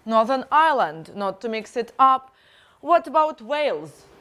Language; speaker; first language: English; non-native, fluent; Russian